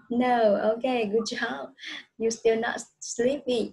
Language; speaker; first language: English; non-native, fluent; Vietnamese